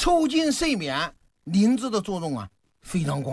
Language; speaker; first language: Chinese; native; Chinese